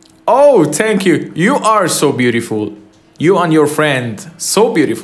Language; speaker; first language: English; non-native, learner; Persian